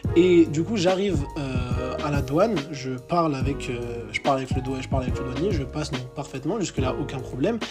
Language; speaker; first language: French; native; French